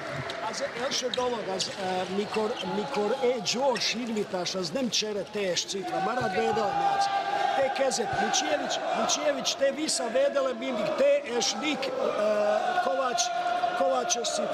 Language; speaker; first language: Hungarian; non-native, learner; Russian